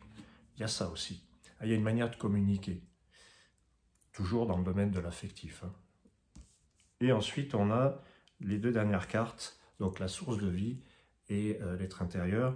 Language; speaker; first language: French; native; French